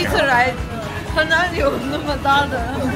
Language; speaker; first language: Chinese; non-native, learner; Armenian